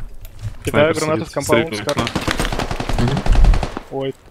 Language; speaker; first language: Russian; native; Russian